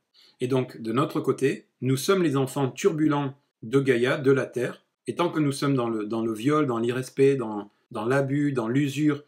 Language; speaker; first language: French; native; French